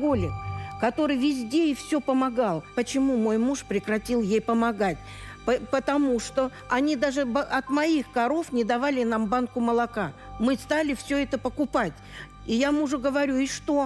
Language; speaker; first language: Russian; native; Russian